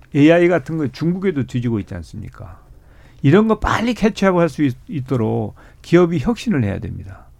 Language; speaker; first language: Korean; native; Korean